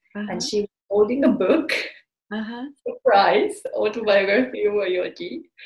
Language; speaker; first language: English; non-native, fluent; Japanese